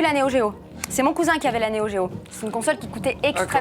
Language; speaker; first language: French; native; French